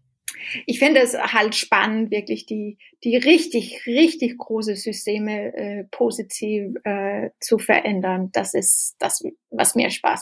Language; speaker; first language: German; non-native, fluent; Danish